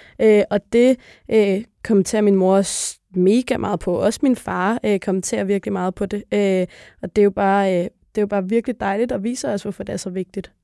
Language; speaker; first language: Danish; early bilingual, other home language; Arabic